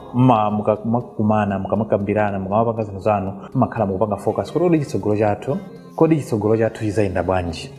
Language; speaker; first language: Nyanja; native; Nyanja